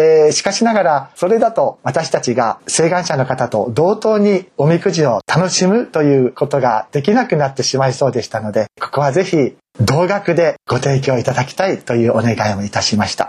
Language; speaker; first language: Japanese; native; Japanese